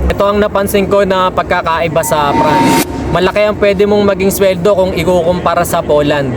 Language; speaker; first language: Filipino; native; Filipino